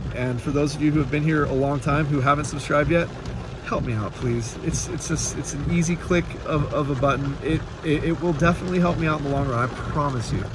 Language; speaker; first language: English; native; English